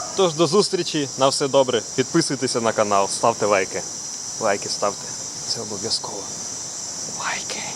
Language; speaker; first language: Ukrainian; non-native, local second language; Russian